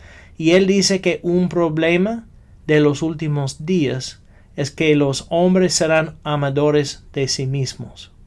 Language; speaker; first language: Spanish; non-native, fluent; English